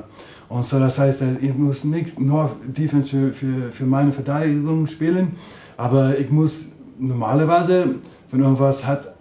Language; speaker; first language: German; non-native, learner; English